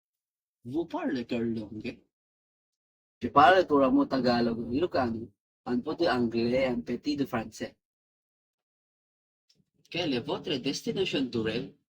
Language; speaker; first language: French; non-native, learner; Filipino